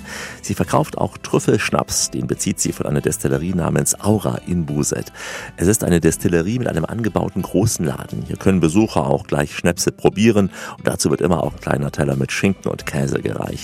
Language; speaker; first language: German; native; German